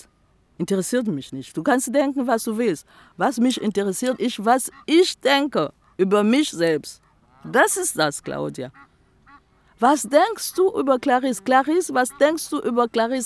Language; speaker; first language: German; non-native, fluent; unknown